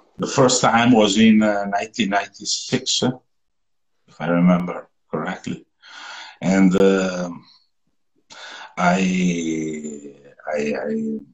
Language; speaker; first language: English; non-native, learner; Italian